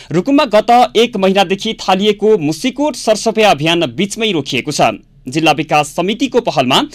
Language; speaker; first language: Nepali; native; Nepali